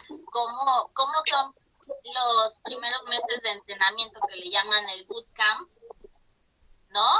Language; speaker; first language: Spanish; native; Spanish